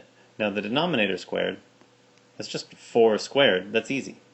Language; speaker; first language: English; native; English